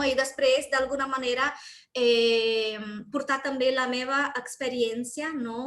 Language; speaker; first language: Catalan; non-native, fluent; Portuguese